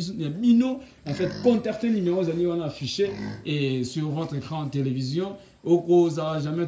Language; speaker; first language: French; non-native, local second language; Lingala